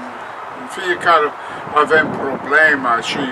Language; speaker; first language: Romanian; non-native, learner; English